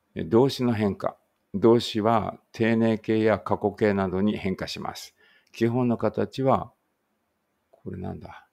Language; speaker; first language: Japanese; native; Japanese